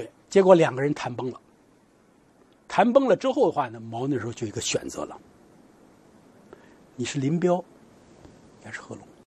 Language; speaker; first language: Chinese; native; Chinese